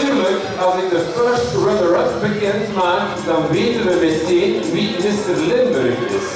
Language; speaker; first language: Dutch; native; Dutch